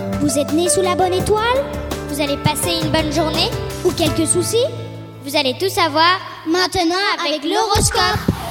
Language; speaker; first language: French; native; French